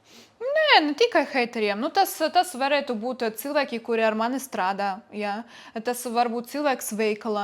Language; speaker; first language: Latvian; non-native, local second language; Russian